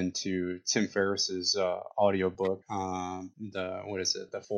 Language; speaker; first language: English; native; English